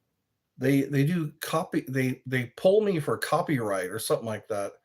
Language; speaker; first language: English; native; English